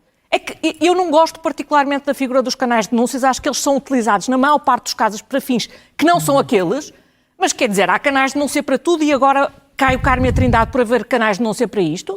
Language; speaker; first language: Portuguese; native; Portuguese